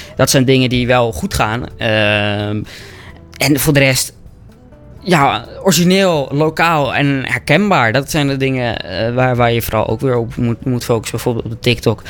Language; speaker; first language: Dutch; native; Dutch